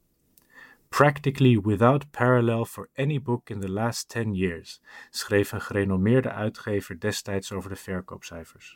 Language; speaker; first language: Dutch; native; Dutch